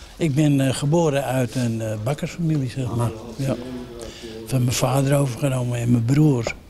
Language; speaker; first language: Dutch; native; Dutch